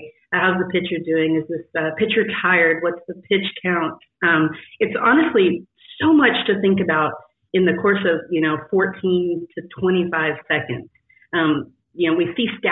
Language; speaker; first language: English; native; English